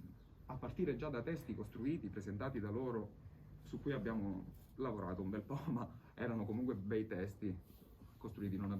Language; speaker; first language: Italian; native; Italian